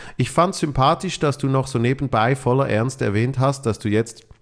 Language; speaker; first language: German; native; German